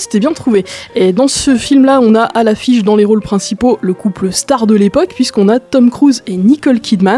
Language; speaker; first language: French; native; French